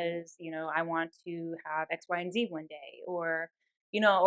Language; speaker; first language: English; native; English